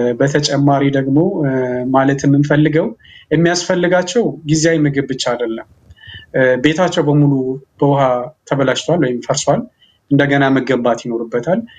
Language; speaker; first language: Amharic; non-native, local second language; Afar